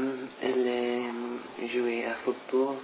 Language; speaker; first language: French; non-native, learner; English